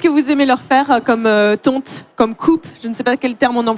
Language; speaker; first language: French; native; French